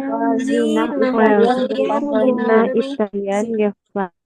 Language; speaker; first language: German; non-native, learner; Indonesian